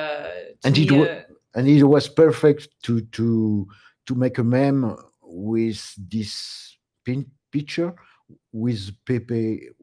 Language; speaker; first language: English; non-native, learner; French